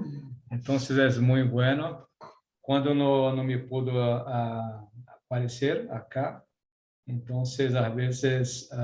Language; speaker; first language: Spanish; non-native, learner; Portuguese